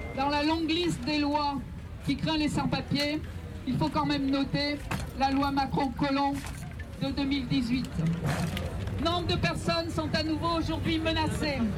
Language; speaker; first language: French; native; French